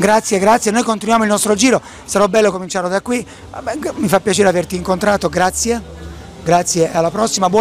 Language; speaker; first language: Italian; native; Italian